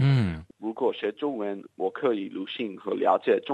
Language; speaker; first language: Chinese; non-native, learner; English